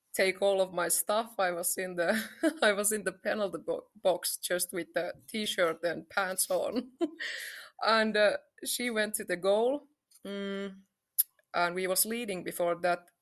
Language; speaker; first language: English; non-native, fluent; Finnish